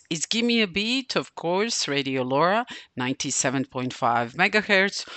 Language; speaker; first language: English; non-native, fluent; Serbian